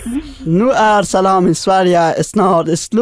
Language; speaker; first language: Swedish; non-native, learner; Persian